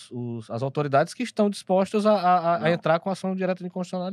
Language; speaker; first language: Portuguese; native; Portuguese